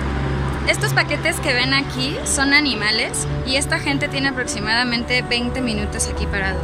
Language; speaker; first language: Spanish; native; Spanish